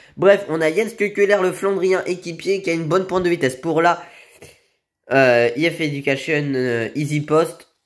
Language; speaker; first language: French; native; French